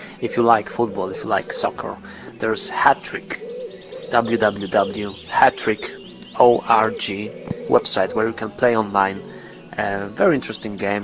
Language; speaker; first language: English; non-native, learner; Polish